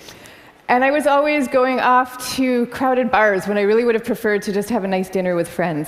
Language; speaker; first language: English; native; English